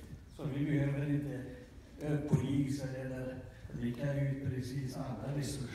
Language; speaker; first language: Swedish; non-native, fluent; Kurdish